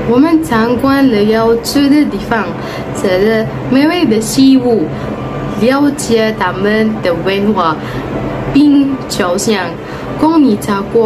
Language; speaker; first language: Chinese; non-native, learner; Malay